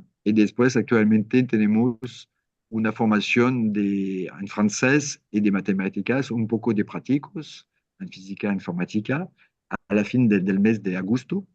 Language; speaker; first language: Spanish; non-native, learner; French